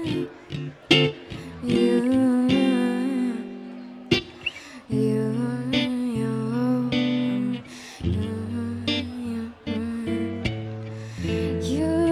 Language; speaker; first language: English; non-native, local second language; Cantonese